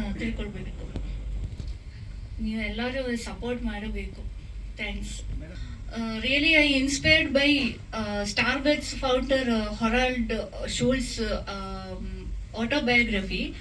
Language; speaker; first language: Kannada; non-native, learner; Malayalam